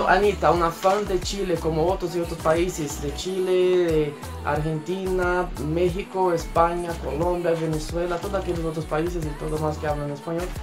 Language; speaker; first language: Spanish; non-native, fluent; Portuguese